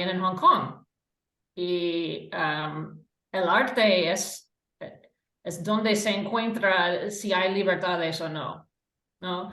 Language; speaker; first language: Spanish; non-native, fluent; English